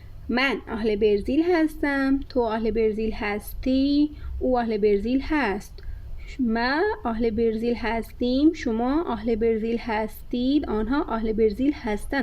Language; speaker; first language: Persian; non-native, fluent; Urdu